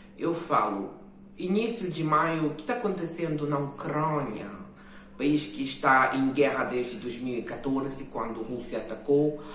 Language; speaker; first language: Portuguese; non-native, fluent; Ukrainian